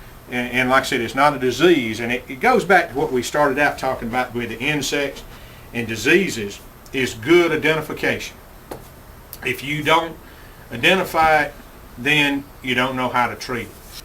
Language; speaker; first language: English; native; English